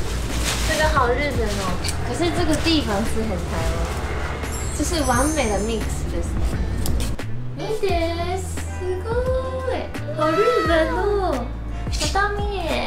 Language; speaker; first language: Chinese; non-native, fluent; Japanese